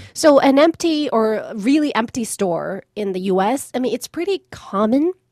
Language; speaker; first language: English; non-native, fluent; Chinese